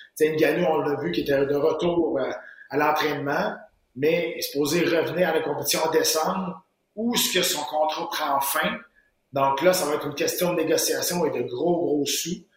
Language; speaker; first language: French; native; French